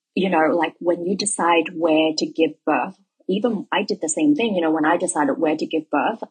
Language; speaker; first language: English; native; English